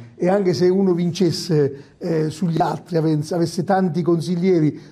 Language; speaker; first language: Italian; native; Italian